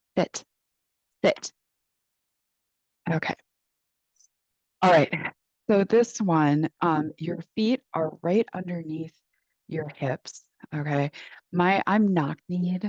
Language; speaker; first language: English; native; English